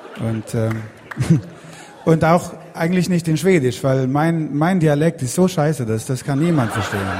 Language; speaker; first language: German; non-native, fluent; Swedish